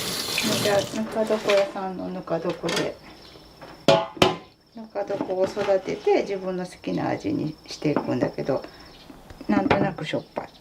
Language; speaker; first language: Japanese; native; Japanese